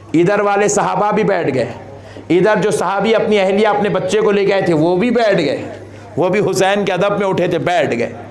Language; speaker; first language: Hindi; non-native, local second language; Urdu